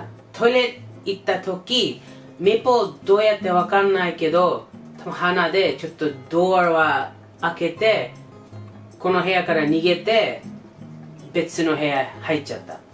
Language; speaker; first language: Japanese; non-native, learner; English